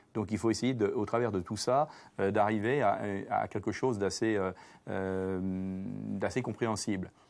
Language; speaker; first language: French; native; French